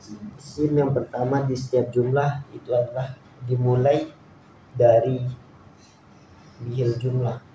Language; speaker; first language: Indonesian; native; Indonesian